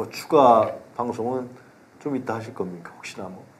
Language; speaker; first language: Korean; native; Korean